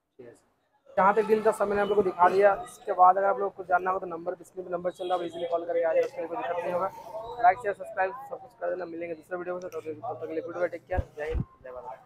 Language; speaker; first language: Hindi; non-native, local second language; Bangla